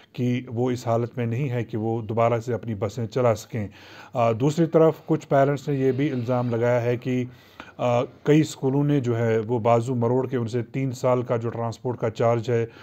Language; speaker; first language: Hindi; non-native, local second language; Kashmiri